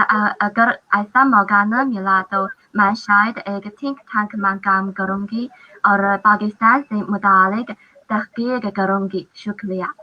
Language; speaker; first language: Hindi; non-native, fluent; Chinese